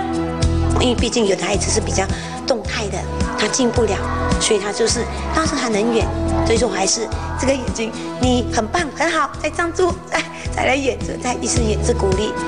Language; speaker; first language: Chinese; native; Chinese